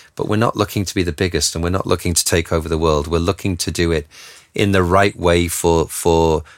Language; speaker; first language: English; native; English